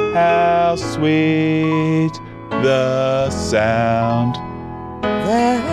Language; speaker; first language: English; native; English